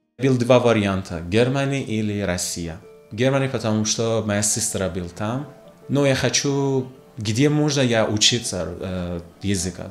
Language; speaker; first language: Russian; non-native, learner; Persian